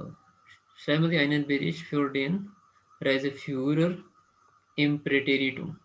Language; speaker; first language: German; non-native, fluent; Urdu